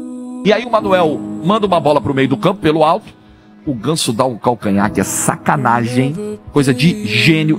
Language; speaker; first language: Portuguese; native; Portuguese